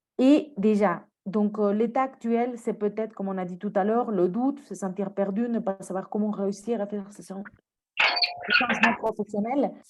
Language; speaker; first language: French; non-native, fluent; Spanish